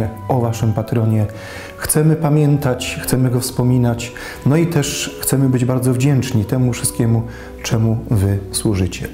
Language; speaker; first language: Polish; native; Polish